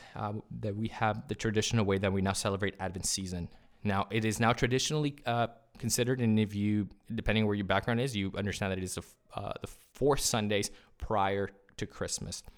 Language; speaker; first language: English; early bilingual, other home language; Spanish